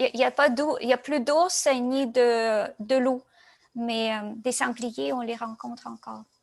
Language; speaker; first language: French; non-native, fluent; Russian